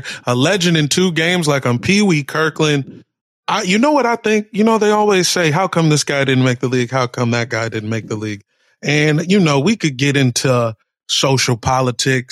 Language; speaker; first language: English; native; English